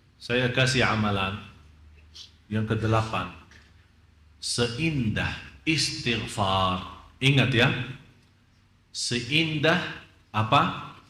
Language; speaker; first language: Malay; non-native, fluent; Arabic